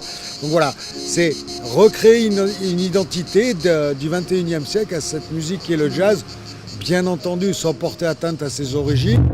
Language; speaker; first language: French; native; French